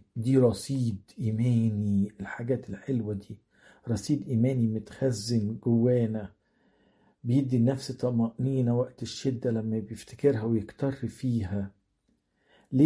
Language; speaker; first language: Arabic; native; Arabic